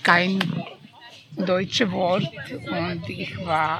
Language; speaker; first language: German; non-native, learner; Croatian